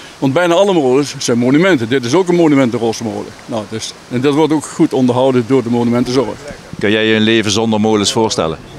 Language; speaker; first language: Dutch; native; Dutch